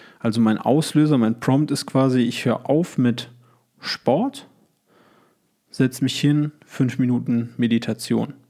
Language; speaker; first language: German; native; German